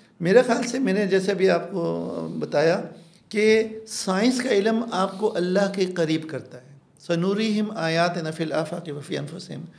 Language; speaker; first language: Urdu; non-native, local second language; Pashto